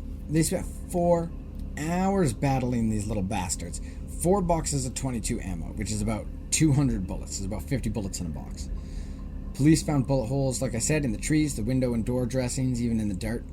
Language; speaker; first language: English; native; English